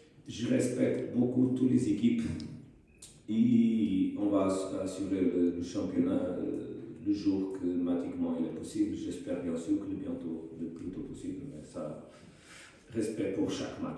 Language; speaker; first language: French; non-native, fluent; Portuguese